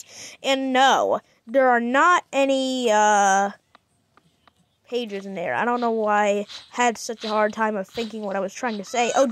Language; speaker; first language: English; native; English